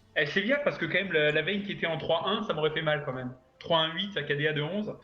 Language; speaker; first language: French; native; French